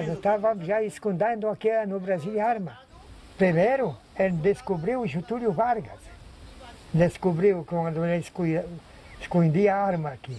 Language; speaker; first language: Portuguese; non-native, local second language; Polish